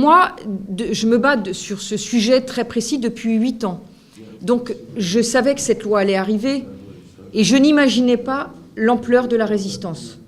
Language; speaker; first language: French; native; French